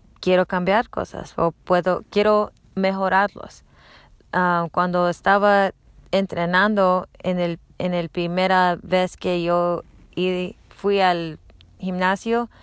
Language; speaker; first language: Spanish; non-native, learner; English